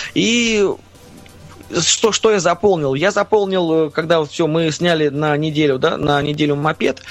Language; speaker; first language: Russian; native; Russian